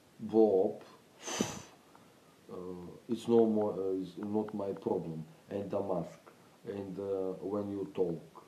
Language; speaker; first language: English; non-native, learner; Bulgarian